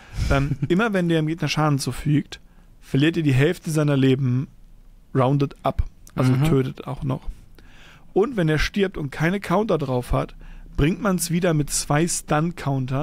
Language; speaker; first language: German; native; German